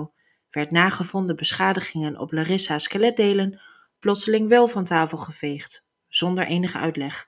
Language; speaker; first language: Dutch; native; Dutch